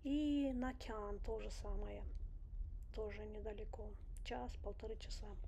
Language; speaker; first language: Russian; non-native, local second language; Romanian